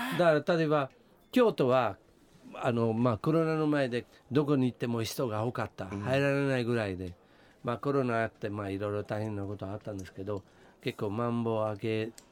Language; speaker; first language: Japanese; non-native, fluent; Italian